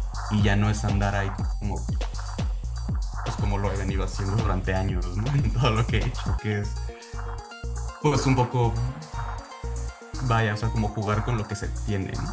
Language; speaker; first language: Spanish; native; Spanish